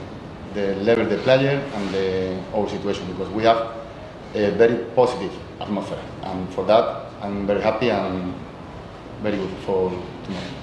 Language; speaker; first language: English; non-native, learner; Spanish